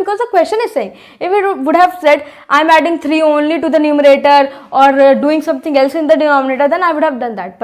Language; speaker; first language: English; non-native, local second language; Hindi